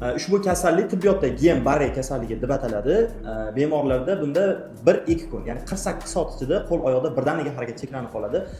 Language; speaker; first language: Uzbek; native; Uzbek